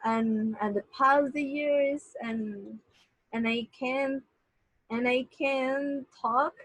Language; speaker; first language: English; non-native, learner; Spanish